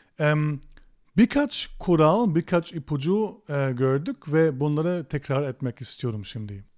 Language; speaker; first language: Turkish; non-native, fluent; German